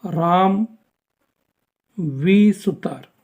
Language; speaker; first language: Kannada; native; Kannada